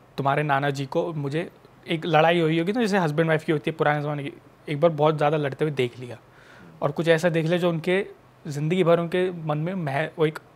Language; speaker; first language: Hindi; native; Hindi